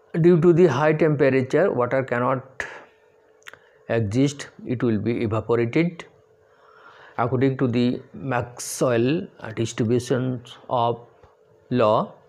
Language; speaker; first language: English; non-native, local second language; Bangla